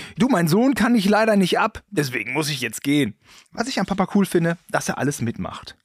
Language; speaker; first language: German; native; German